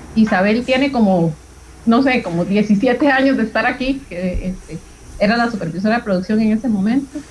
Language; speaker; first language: Spanish; native; Spanish